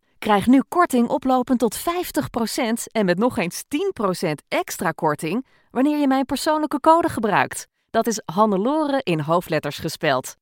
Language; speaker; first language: Dutch; native; Dutch